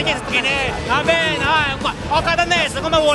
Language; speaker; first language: Italian; non-native, learner; Chinese